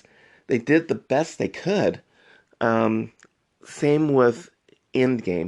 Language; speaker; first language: English; native; English